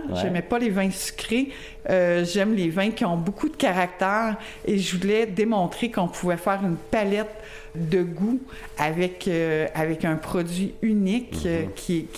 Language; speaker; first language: French; native; French